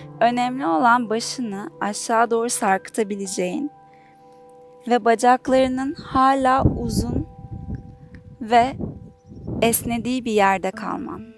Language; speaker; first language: Turkish; native; Turkish